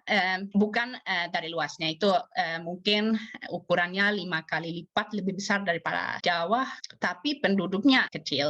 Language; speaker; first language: Indonesian; non-native, fluent; Swedish